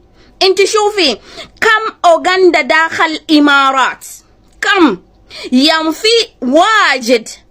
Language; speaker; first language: Arabic; non-native, learner; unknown